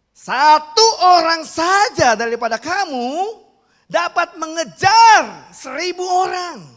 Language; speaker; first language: Indonesian; native; Indonesian